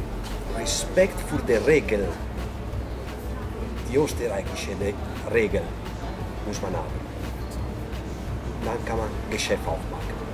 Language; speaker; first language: German; non-native, learner; Italian